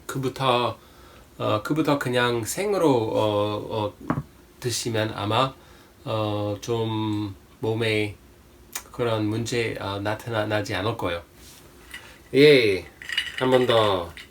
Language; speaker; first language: Korean; non-native, fluent; English